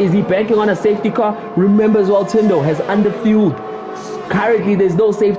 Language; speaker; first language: English; non-native, local second language; Zulu